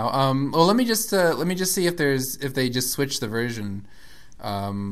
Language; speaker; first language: English; native; English